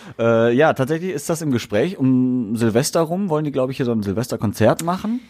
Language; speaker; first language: German; native; German